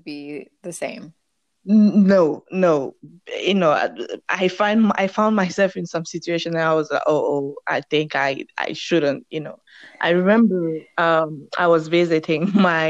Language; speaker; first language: English; non-native, fluent; French